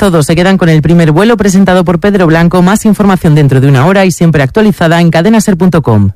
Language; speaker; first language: Spanish; native; Spanish